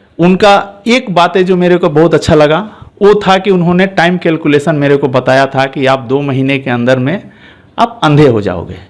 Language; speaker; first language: Hindi; non-native, local second language; Assamese